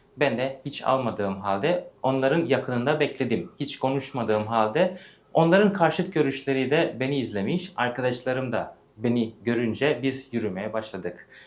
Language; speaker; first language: Turkish; early bilingual, heritage; English